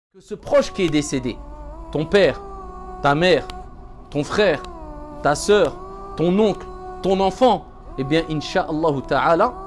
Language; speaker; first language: French; native; French